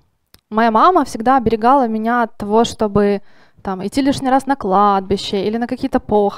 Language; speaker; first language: Russian; native; Russian